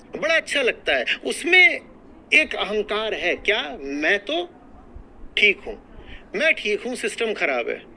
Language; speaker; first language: Hindi; native; Hindi